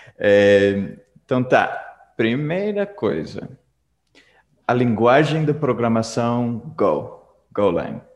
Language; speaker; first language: Portuguese; non-native, fluent; Spanish